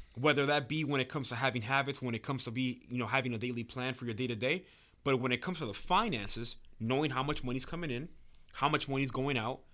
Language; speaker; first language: English; early bilingual, other home language; Spanish